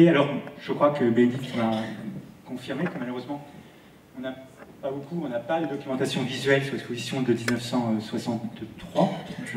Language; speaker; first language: French; native; French